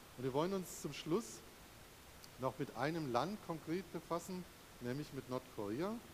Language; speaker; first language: German; native; German